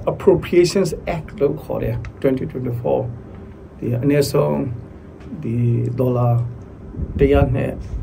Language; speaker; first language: Burmese; non-native, local second language; Hakha Chin